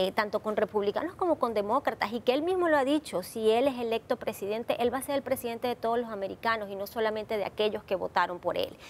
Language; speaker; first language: Spanish; native; Spanish